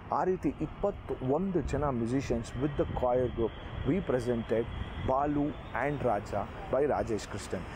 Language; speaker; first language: Kannada; native; Kannada